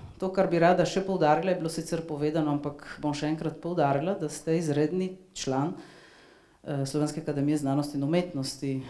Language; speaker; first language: Slovenian; native; Slovenian